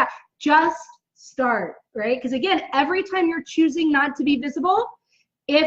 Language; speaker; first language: English; native; English